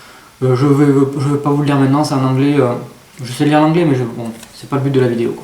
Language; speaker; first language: French; native; French